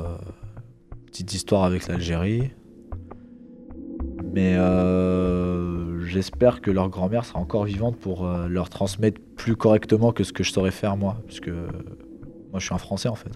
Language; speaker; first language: French; early bilingual, other home language; Kabyle